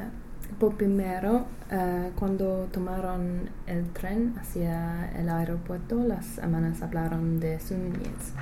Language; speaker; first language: Spanish; non-native, learner; English